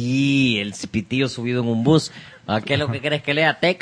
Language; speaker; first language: Spanish; native; Spanish